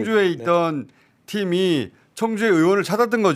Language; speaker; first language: Korean; native; Korean